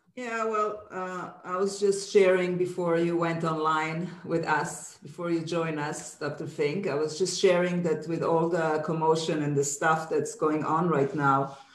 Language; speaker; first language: English; non-native, fluent; Hebrew